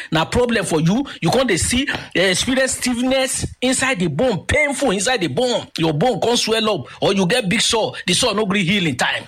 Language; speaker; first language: Nigerian Pidgin; native; Nigerian Pidgin